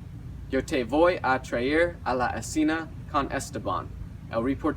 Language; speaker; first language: Spanish; non-native, learner; English